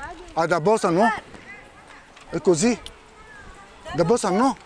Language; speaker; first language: Italian; non-native, learner; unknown